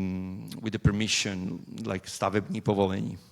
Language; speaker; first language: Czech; non-native, fluent; Italian